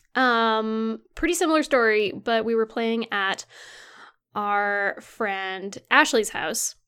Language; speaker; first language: English; early bilingual, other home language; Ukrainian